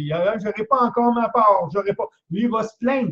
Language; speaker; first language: French; native; French